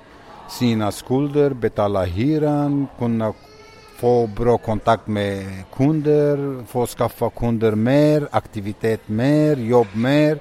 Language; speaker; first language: Swedish; non-native, fluent; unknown